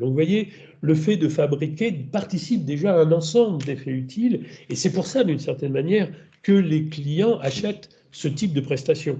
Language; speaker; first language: French; native; French